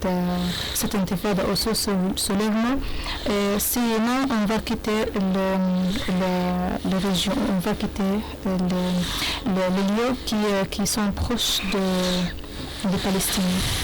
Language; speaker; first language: French; non-native, learner; Arabic